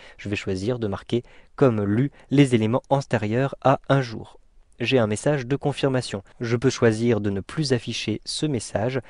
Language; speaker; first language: French; native; French